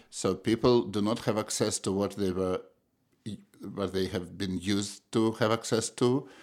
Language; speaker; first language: English; non-native, fluent; Russian